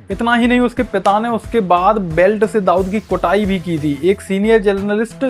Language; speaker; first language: Hindi; native; Hindi